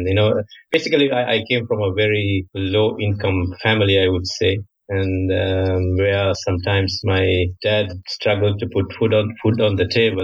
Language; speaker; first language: English; non-native, local second language; Tamil